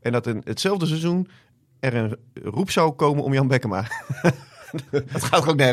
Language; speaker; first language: Dutch; native; Dutch